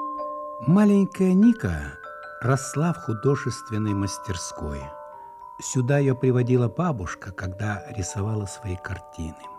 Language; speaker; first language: Russian; native; Russian